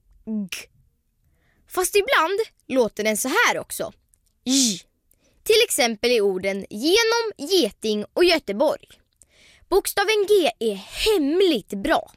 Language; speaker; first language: Swedish; native; Swedish